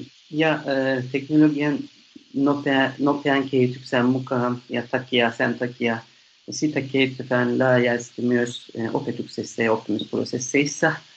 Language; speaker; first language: Finnish; non-native, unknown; Turkish